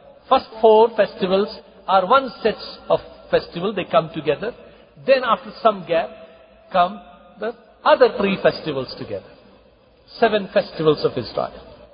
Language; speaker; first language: English; non-native, local second language; Kannada